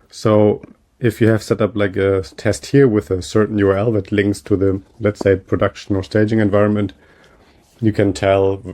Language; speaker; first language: English; non-native, fluent; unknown